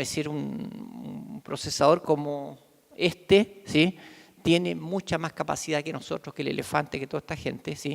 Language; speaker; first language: Spanish; native; Spanish